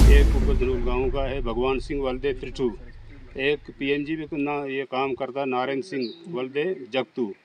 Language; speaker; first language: Hindi; native; Hindi